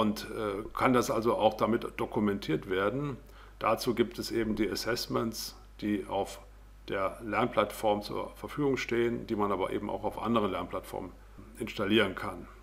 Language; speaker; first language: German; native; German